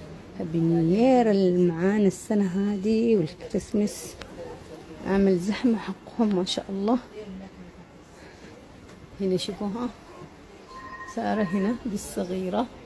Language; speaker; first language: Arabic; native; Arabic